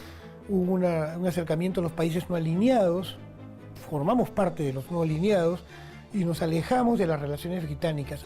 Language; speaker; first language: Spanish; native; Spanish